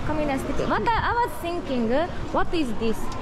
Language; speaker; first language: English; non-native, fluent; Japanese